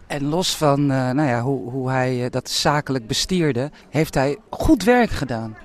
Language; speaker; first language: Dutch; native; Dutch